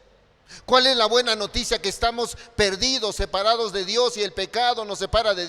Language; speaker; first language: Spanish; native; Spanish